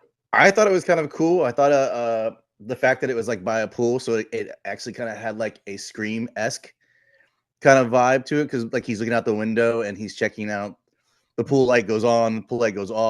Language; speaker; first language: English; native; English